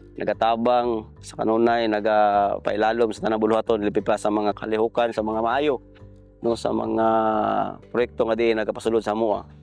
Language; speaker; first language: Cebuano; non-native, local second language; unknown